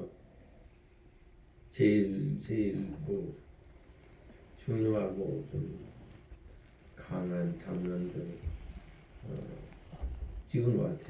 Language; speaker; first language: Korean; early bilingual, heritage; French